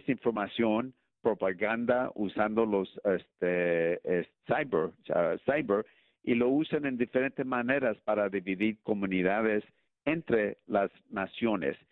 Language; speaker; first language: Spanish; early bilingual, heritage; Spanish